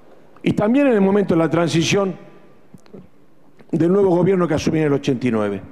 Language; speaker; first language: Spanish; native; Spanish